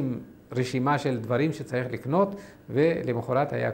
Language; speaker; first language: Hebrew; non-native, fluent; Arabic